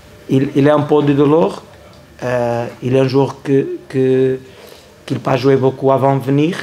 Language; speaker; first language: French; non-native, learner; Portuguese